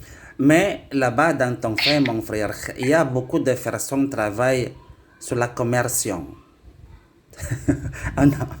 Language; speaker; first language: French; non-native, learner; Indonesian